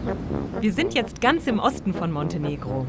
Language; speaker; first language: German; native; German